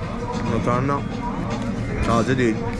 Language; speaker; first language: Turkish; native; Turkish